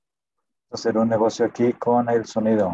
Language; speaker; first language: Portuguese; non-native, fluent; Spanish